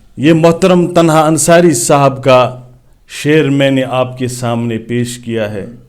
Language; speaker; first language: Urdu; non-native, local second language; Kashmiri